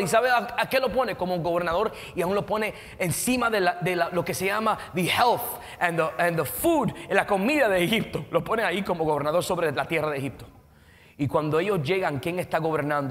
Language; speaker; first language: Spanish; early bilingual, heritage; Spanish